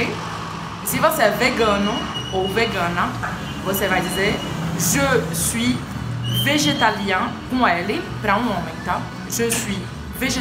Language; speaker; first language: Portuguese; native; Portuguese